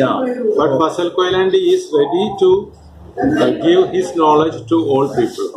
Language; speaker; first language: English; non-native, local second language; Malayalam